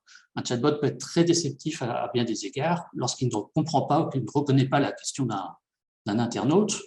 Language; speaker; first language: French; native; French